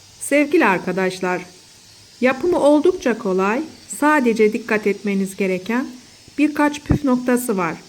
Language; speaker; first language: Turkish; native; Turkish